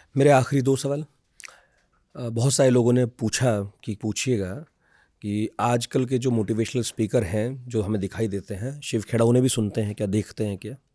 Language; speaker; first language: Hindi; native; Hindi